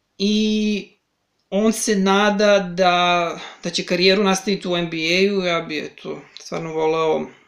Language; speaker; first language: Serbian; native; Serbian